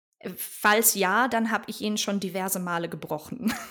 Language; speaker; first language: German; native; German